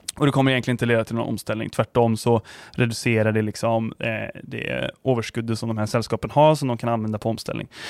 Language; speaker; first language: Swedish; native; Swedish